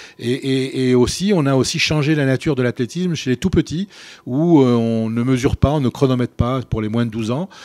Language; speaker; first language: French; native; French